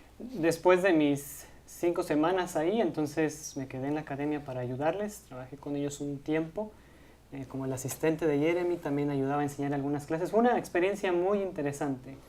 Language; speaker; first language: Spanish; native; Spanish